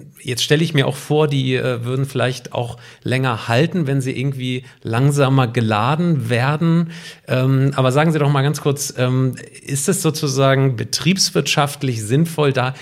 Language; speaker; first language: German; native; German